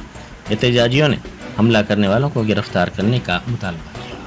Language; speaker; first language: Hindi; native; Hindi